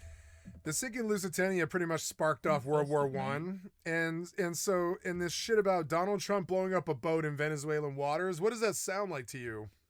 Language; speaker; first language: English; native; English